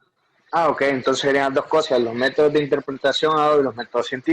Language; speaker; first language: Spanish; native; Spanish